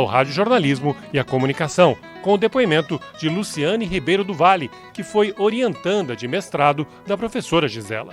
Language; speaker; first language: Portuguese; native; Portuguese